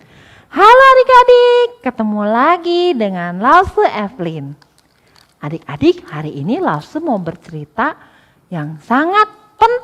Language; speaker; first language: Indonesian; native; Indonesian